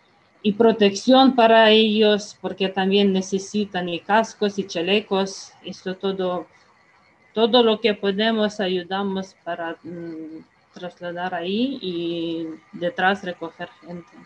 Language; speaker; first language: Spanish; non-native, fluent; Ukrainian